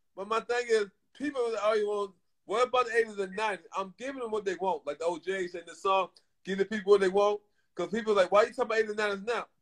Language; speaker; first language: English; native; English